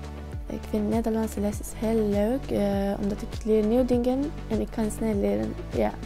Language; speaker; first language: Dutch; non-native, learner; Arabic